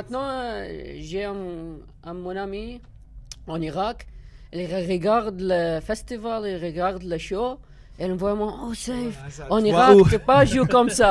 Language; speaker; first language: French; non-native, learner; Arabic